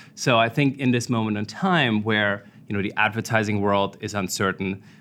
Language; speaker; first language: English; non-native, fluent; German